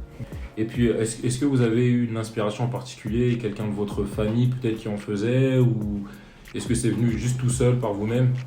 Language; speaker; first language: French; native; French